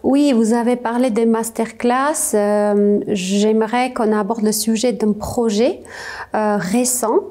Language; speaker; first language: French; non-native, fluent; Armenian